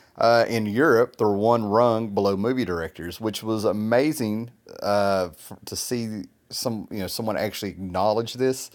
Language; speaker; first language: English; native; English